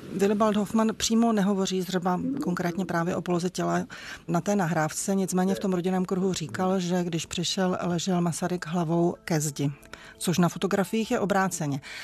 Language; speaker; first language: Czech; native; Czech